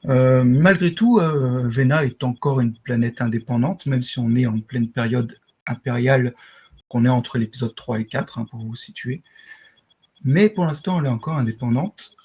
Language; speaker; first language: French; native; French